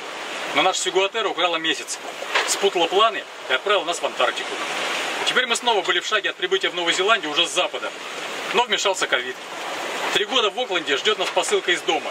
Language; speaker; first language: Russian; native; Russian